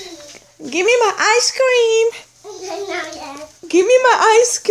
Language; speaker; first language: English; non-native, fluent; Hungarian